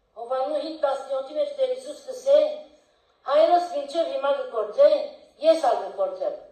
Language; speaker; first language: Armenian; early bilingual, heritage; Armenian